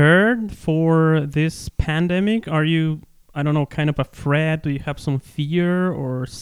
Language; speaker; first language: English; non-native, fluent; Spanish